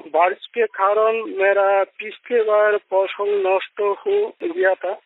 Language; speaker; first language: Hindi; non-native, local second language; Bangla